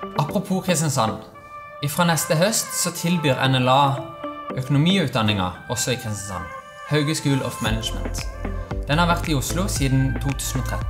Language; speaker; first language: Norwegian; native; Norwegian